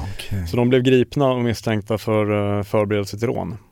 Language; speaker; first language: Swedish; native; Swedish